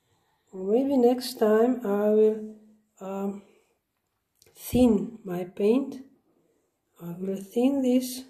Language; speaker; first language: English; non-native, learner; Slovenian